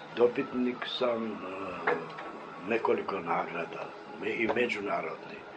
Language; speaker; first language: Serbian; non-native, local second language; Turkish